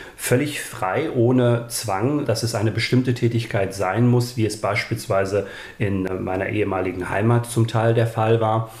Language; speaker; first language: German; early bilingual, other home language; Bosnian